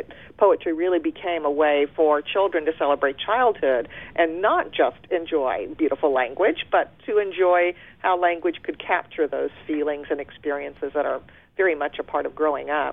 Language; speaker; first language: English; early bilingual, other home language; German